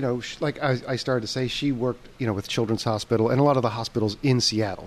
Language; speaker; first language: English; native; English